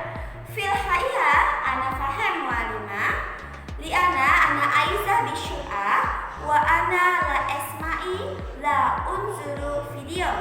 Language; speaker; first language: Arabic; non-native, learner; Indonesian